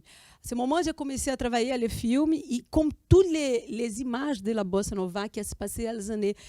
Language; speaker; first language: French; non-native, fluent; Portuguese